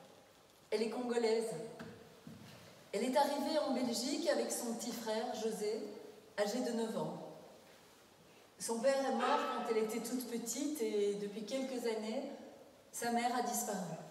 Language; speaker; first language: French; native; French